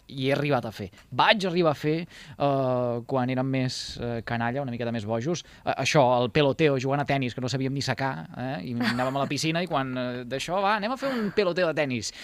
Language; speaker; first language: Catalan; native; Catalan